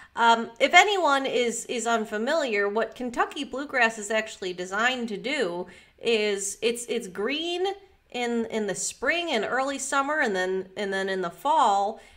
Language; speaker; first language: English; native; English